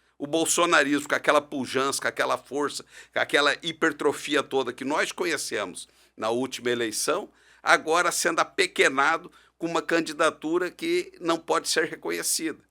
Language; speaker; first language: Portuguese; native; Portuguese